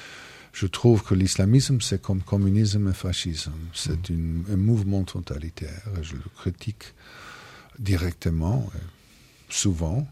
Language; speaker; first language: French; non-native, fluent; English